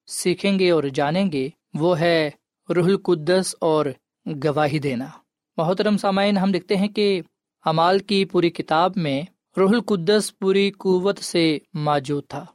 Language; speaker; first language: Urdu; non-native, local second language; Punjabi